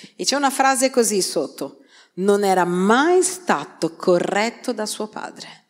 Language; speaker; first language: Italian; non-native, fluent; Portuguese